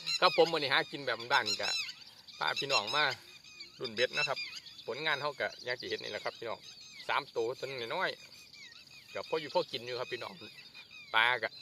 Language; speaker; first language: Thai; non-native, local second language; Northeastern Thai